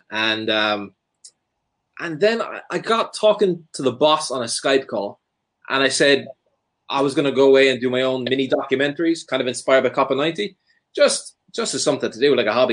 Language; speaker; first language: English; native; English